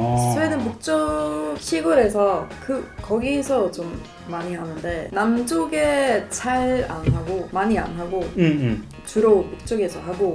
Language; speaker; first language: Korean; non-native, learner; Swedish